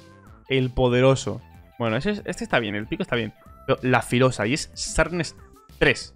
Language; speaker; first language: Spanish; native; Spanish